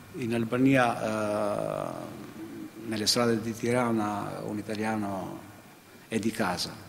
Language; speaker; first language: Italian; non-native, fluent; Albanian